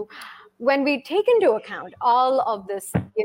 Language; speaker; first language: English; non-native, local second language; Hindi